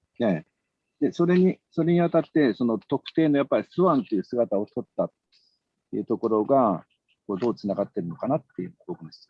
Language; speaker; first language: Japanese; native; Japanese